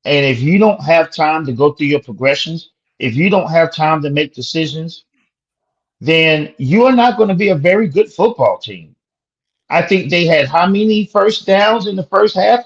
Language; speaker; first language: English; native; English